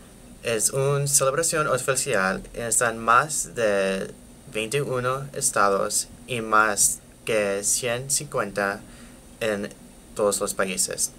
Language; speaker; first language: Spanish; non-native, learner; English